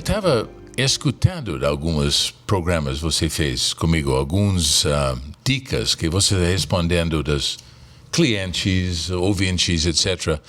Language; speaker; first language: Portuguese; non-native, fluent; English